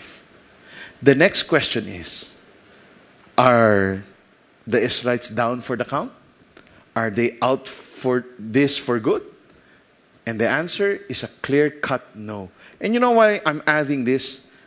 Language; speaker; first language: English; non-native, local second language; Filipino